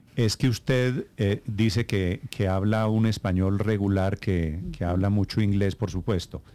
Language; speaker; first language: Spanish; native; Spanish